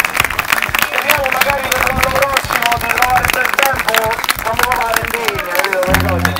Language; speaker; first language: Italian; native; Italian